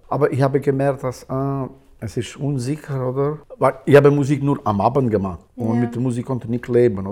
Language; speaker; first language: German; non-native, learner; Albanian